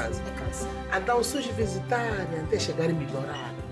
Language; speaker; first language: Portuguese; non-native, local second language; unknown